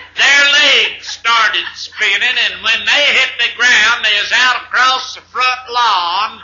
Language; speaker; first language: English; native; English